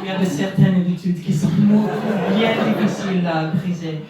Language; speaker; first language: French; non-native, learner; English